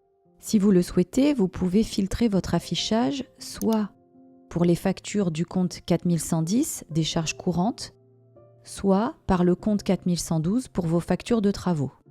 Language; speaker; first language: French; native; French